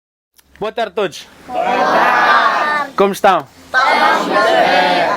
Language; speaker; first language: Portuguese; non-native, local second language; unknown